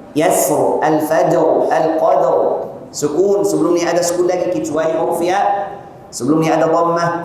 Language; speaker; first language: Malay; non-native, fluent; Arabic